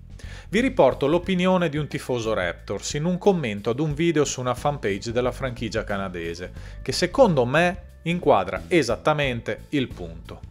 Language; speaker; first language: Italian; native; Italian